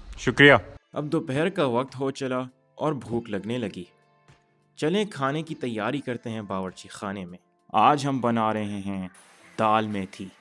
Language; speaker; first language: Urdu; early bilingual, heritage; Urdu